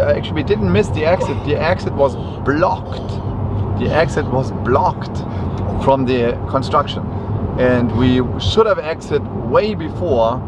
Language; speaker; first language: English; non-native, fluent; German